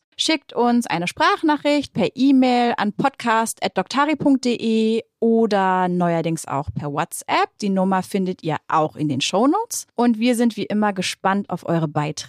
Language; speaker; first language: German; native; German